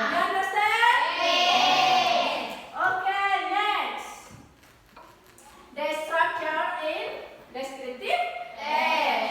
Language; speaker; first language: English; non-native, learner; Indonesian